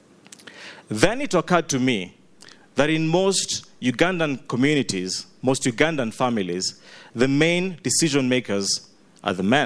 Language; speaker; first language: English; non-native, local second language; Ganda